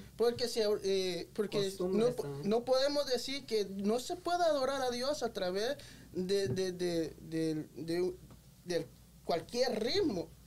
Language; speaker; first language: Spanish; early bilingual, heritage; Spanish